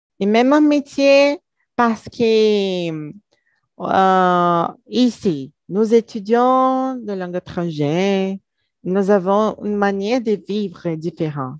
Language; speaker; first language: French; non-native, learner; Portuguese